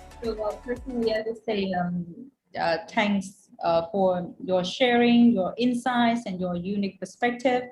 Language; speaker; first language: English; non-native, fluent; Vietnamese